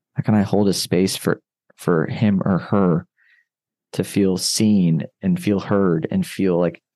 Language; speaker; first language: English; native; English